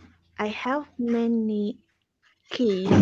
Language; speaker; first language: English; non-native, fluent; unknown